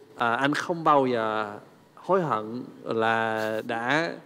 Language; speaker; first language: Vietnamese; non-native, fluent; English